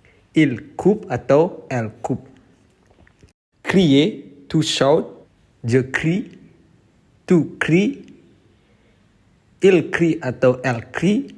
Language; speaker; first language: French; non-native, fluent; Indonesian